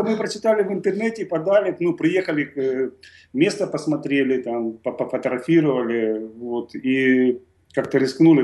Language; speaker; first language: Russian; native; Russian